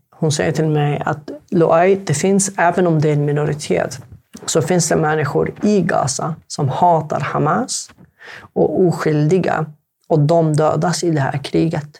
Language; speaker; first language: Swedish; non-native, fluent; Arabic